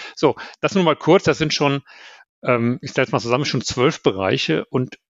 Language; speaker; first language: German; native; German